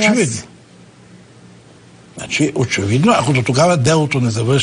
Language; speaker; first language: Bulgarian; native; Bulgarian